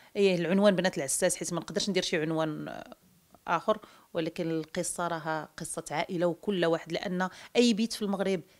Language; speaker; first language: Arabic; native; Arabic